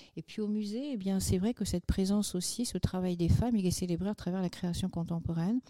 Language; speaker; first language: French; native; French